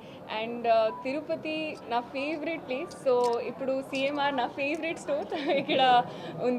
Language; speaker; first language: Telugu; non-native, local second language; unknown